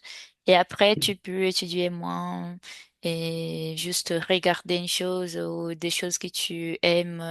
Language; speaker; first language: French; non-native, fluent; Portuguese